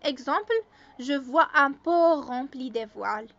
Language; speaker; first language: French; non-native, local second language; Arabic